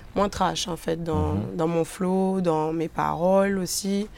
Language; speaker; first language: French; native; French